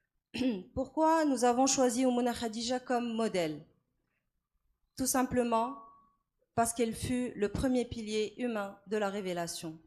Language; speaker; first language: French; non-native, local second language; Arabic